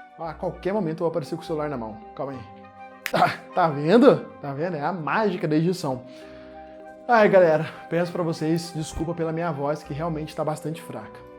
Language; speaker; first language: Portuguese; native; Portuguese